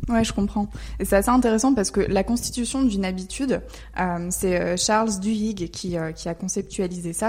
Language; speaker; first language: French; native; French